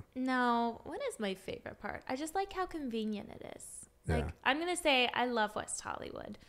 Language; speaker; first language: English; native; English